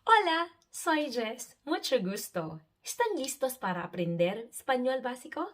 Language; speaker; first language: Spanish; non-native, learner; Filipino